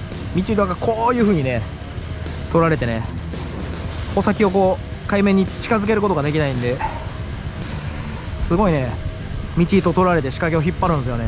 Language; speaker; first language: Japanese; native; Japanese